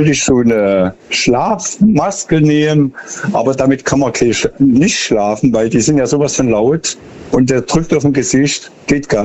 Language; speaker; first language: German; native; German